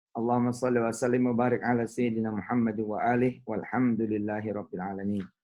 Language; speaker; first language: Indonesian; native; Indonesian